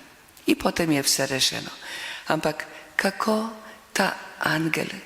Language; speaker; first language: Slovenian; non-native, fluent; Polish